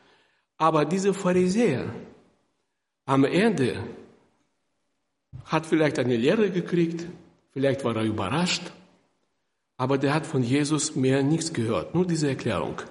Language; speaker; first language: German; non-native, fluent; Russian